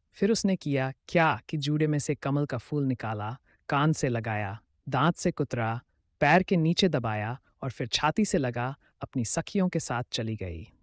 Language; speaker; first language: Hindi; native; Hindi